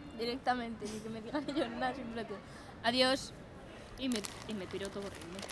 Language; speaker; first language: Spanish; native; Spanish